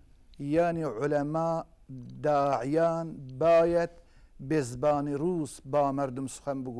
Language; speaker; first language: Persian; non-native, local second language; Kurdish